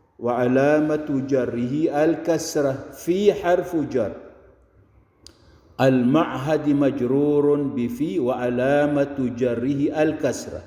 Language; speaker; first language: Arabic; non-native, fluent; Filipino